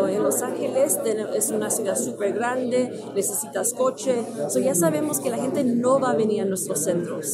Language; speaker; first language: Spanish; early bilingual, heritage; Spanish